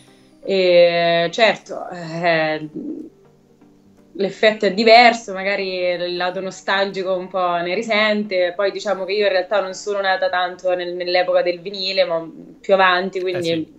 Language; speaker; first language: Italian; native; Italian